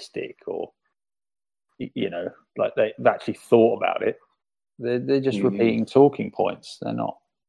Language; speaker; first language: English; native; English